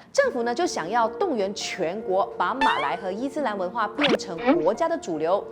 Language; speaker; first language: Chinese; native; Chinese